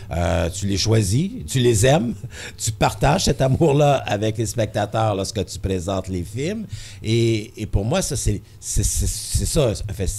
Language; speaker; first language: French; native; French